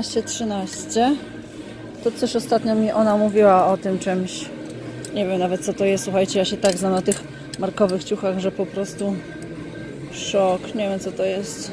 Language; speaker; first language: Polish; native; Polish